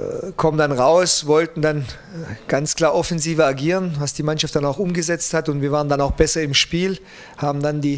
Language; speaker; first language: German; early bilingual, other home language; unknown